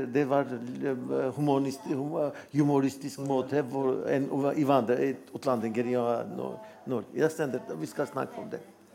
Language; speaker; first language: Swedish; non-native, learner; Armenian